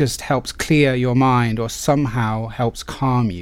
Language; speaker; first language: English; native; English